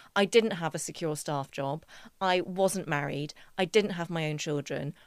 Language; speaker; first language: English; native; English